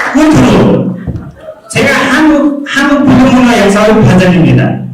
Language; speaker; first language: Korean; non-native, fluent; Nepali